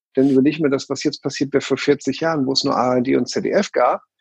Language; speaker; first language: German; native; German